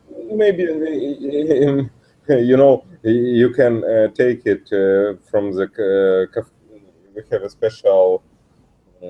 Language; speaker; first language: English; non-native, learner; Russian